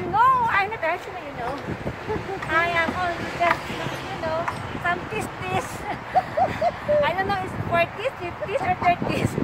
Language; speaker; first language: English; non-native, learner; Filipino